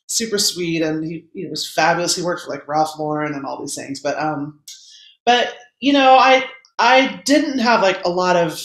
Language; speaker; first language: English; native; English